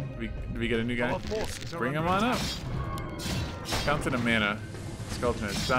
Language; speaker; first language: English; native; English